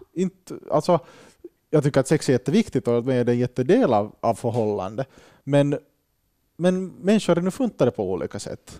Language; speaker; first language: Swedish; native; Swedish